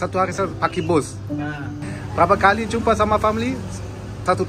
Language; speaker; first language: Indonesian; non-native, learner; German